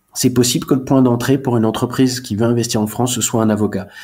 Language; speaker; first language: French; native; French